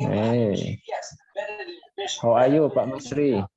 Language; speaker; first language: English; non-native, learner; Indonesian